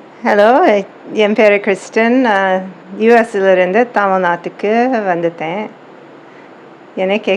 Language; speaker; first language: Tamil; non-native, learner; English